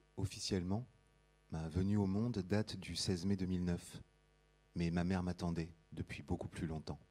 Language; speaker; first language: French; native; French